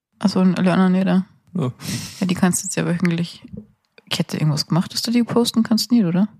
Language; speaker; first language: German; native; German